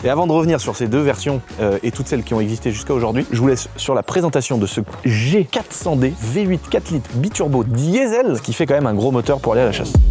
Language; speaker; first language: French; native; French